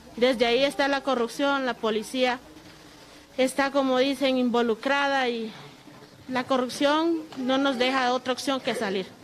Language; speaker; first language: Spanish; native; Spanish